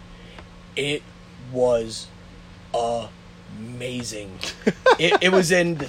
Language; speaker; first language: English; native; English